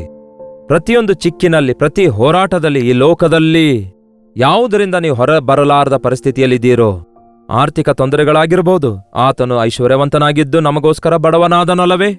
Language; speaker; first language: Kannada; native; Kannada